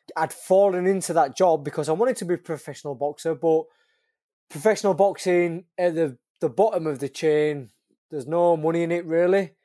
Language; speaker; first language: English; native; English